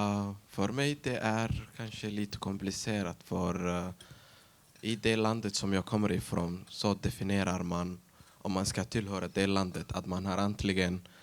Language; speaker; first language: Swedish; non-native, fluent; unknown